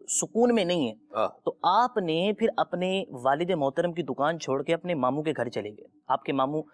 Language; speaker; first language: Urdu; native; Urdu